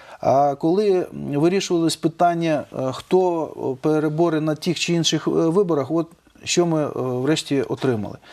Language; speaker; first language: Ukrainian; non-native, local second language; Russian